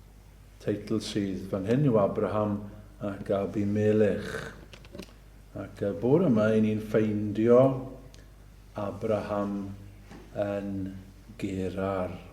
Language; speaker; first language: Welsh; native; Welsh